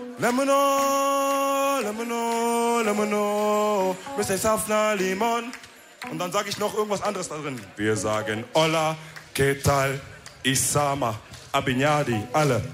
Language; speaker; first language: German; early bilingual, other home language; Wolof